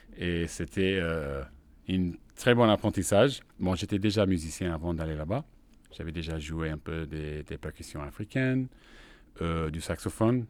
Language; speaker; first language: French; non-native, fluent; English